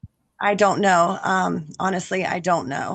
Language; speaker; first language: English; native; English